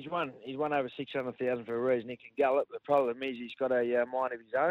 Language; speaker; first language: English; native; English